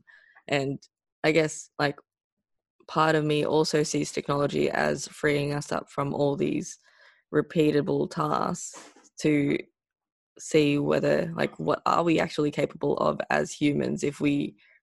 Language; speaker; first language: English; non-native, local second language; Filipino